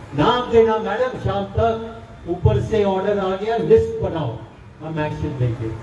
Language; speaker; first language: Hindi; non-native, local second language; Marathi